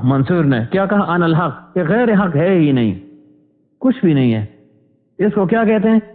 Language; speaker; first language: Urdu; non-native, local second language; Pashto